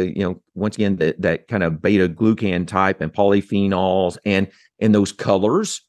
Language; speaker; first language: English; native; English